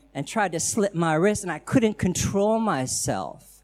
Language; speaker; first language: English; native; English